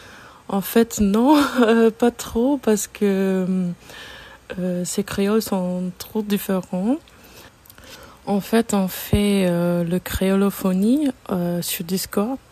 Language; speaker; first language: French; non-native, learner; English